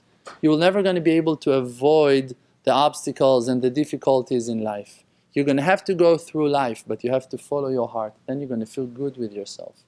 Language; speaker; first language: English; non-native, fluent; Hebrew